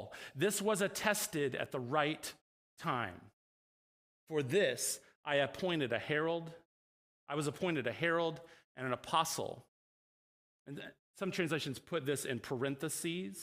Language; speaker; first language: English; native; English